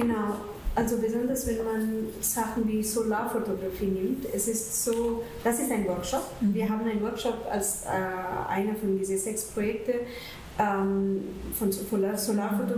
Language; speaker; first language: German; non-native, fluent; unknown